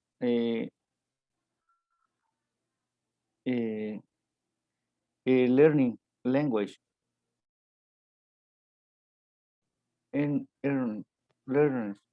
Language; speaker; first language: English; non-native, learner; Spanish